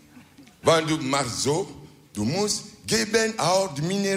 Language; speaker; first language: Dutch; non-native, learner; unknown